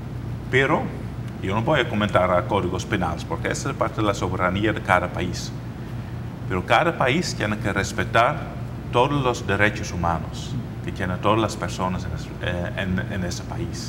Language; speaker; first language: Spanish; non-native, fluent; Dutch